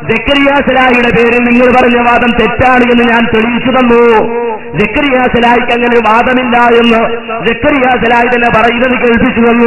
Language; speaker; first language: Malayalam; native; Malayalam